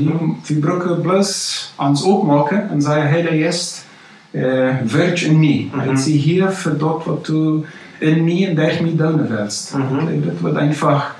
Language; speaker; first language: German; non-native, learner; Plautdietsch